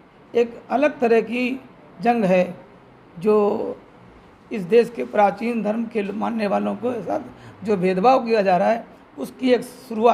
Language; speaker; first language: Hindi; native; Hindi